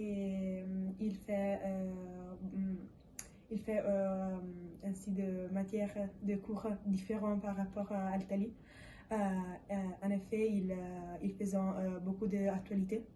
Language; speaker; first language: French; non-native, learner; Italian